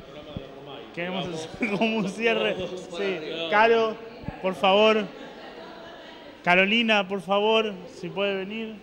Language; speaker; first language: Spanish; native; Spanish